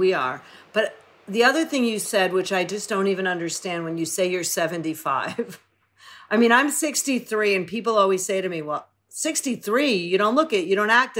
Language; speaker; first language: English; native; English